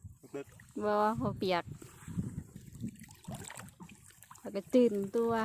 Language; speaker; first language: Thai; non-native, local second language; Lao